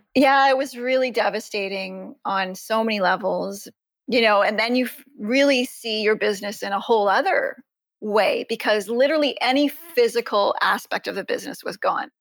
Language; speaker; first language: English; native; English